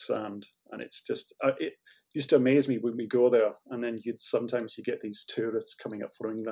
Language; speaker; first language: English; native; English